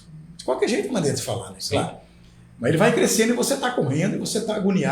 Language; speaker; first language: Portuguese; native; Portuguese